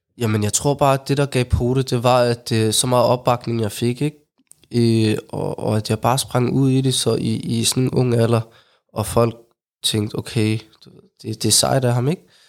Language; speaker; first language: Danish; early bilingual, other home language; Somali